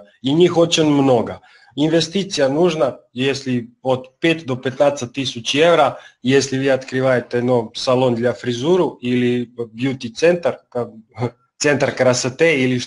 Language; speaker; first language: Russian; non-native, learner; Serbian